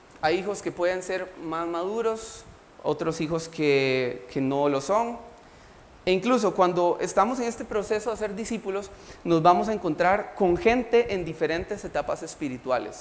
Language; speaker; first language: Spanish; native; Spanish